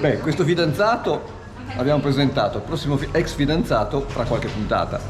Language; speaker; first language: Italian; native; Italian